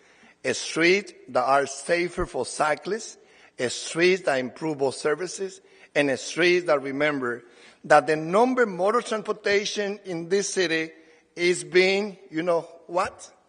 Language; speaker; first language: English; non-native, fluent; Spanish